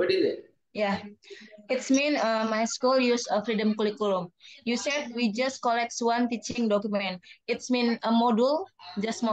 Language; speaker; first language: English; non-native, learner; Indonesian